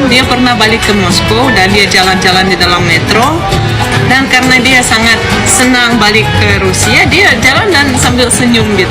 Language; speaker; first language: Indonesian; non-native, fluent; Russian